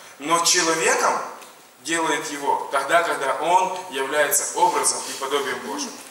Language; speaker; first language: Russian; non-native, local second language; Ukrainian